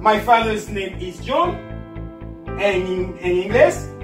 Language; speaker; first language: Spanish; non-native, fluent; Haitian Creole